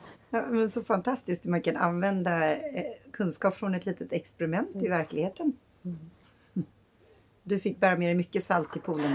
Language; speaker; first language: Swedish; native; Swedish